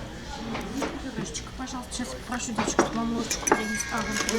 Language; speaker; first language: Russian; non-native, learner; Chinese